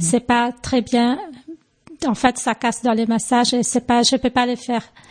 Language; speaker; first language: French; non-native, local second language; Morisyen